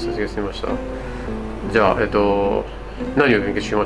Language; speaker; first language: Japanese; non-native, fluent; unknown